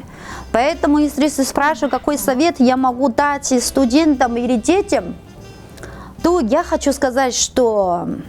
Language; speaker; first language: Russian; non-native, fluent; Chinese